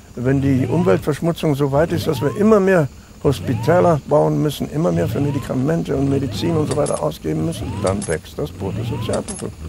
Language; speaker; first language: German; early bilingual, heritage; German